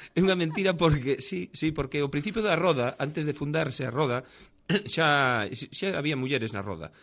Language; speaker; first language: Galician; native; Galician